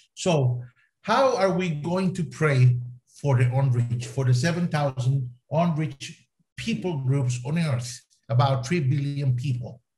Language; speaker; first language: English; non-native, fluent; Spanish